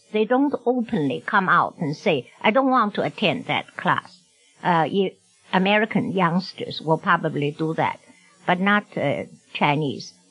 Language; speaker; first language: English; non-native, fluent; Chinese